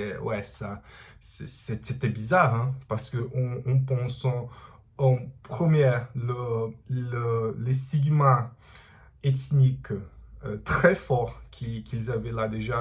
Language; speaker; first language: French; non-native, learner; Portuguese